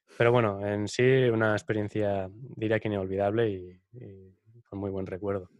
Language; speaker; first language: Spanish; native; Spanish